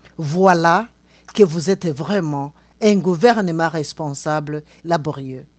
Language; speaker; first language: French; non-native, local second language; Rundi